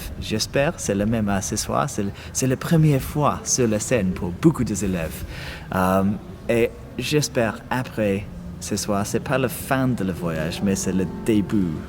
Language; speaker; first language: French; non-native, learner; English